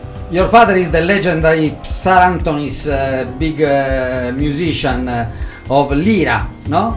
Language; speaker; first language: English; non-native, learner; Italian